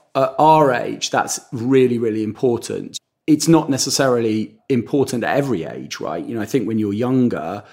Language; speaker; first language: English; native; English